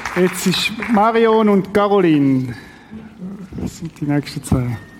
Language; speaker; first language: German; native; German